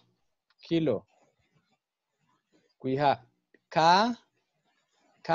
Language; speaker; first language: English; non-native, fluent; Spanish